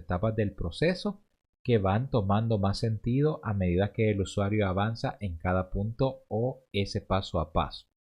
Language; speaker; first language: Spanish; native; Spanish